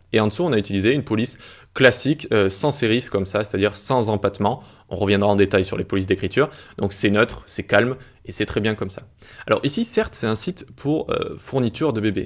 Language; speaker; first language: French; native; French